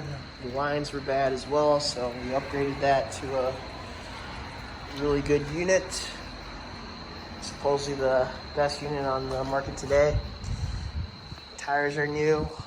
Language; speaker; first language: English; native; English